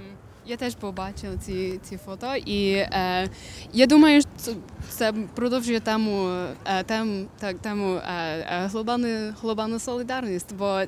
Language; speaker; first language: Ukrainian; non-native, learner; English